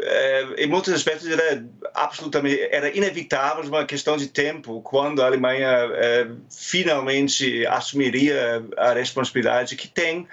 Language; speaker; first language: Portuguese; non-native, fluent; German